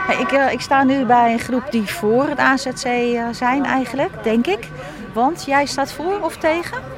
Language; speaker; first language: Dutch; native; Dutch